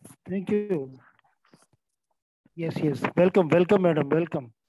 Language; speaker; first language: English; non-native, local second language; Hindi